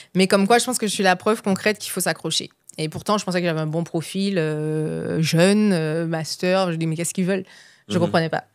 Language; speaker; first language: French; native; French